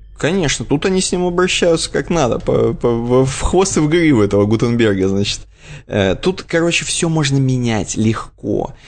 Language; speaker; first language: Russian; native; Russian